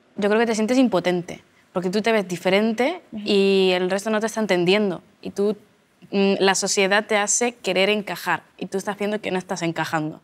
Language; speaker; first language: Spanish; native; Spanish